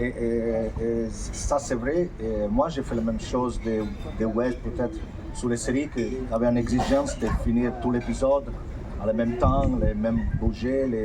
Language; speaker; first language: French; non-native, fluent; Italian